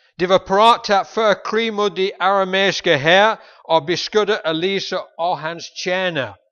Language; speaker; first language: Danish; non-native, fluent; English